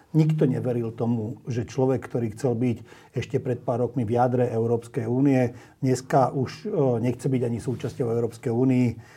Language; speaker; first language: Slovak; non-native, local second language; Hungarian